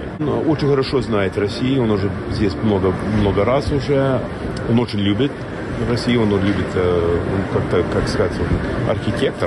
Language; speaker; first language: Russian; non-native, learner; English